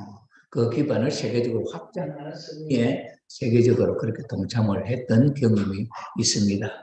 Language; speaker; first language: Korean; native; Korean